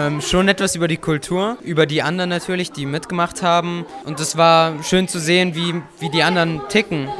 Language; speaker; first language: German; early bilingual, other home language; Bulgarian